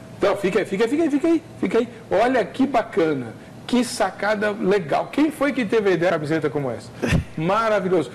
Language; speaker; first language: Portuguese; native; Portuguese